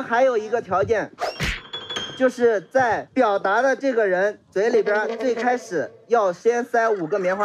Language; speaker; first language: Chinese; native; Chinese